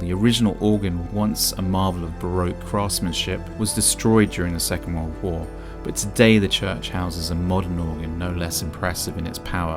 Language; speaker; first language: English; native; English